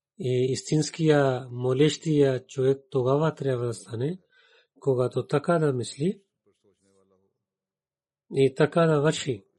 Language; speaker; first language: Bulgarian; non-native, learner; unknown